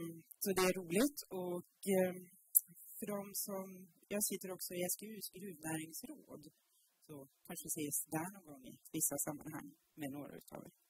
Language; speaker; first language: Swedish; native; Swedish